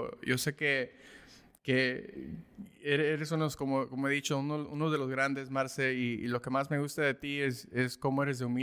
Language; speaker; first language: Spanish; early bilingual, heritage; Spanish